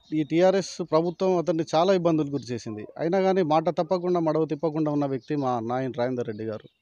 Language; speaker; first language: Telugu; native; Telugu